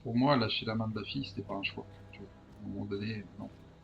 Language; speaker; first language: French; native; French